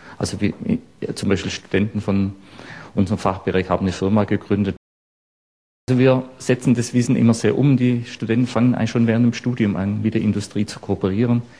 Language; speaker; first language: German; native; German